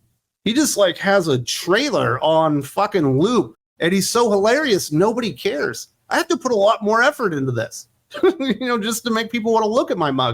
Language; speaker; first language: English; native; English